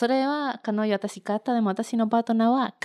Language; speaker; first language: Japanese; non-native, learner; Spanish